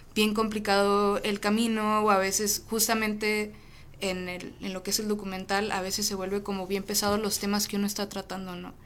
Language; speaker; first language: Spanish; native; Spanish